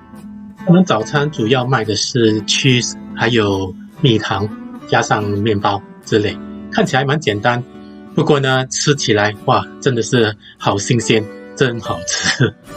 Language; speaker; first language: Chinese; native; Chinese